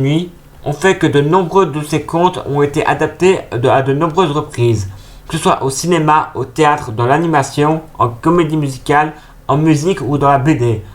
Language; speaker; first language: French; native; French